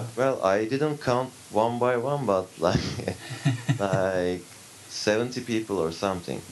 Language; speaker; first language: English; non-native, fluent; Turkish